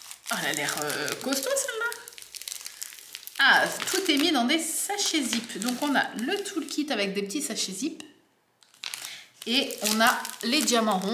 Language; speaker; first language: French; native; French